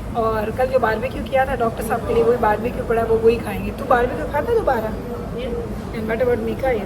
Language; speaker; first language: Urdu; non-native, local second language; Punjabi